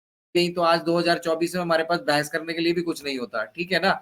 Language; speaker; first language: Hindi; native; Hindi